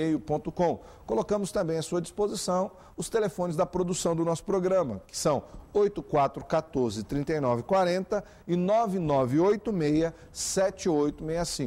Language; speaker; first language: Portuguese; native; Portuguese